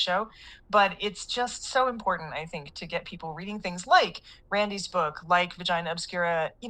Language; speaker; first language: English; native; English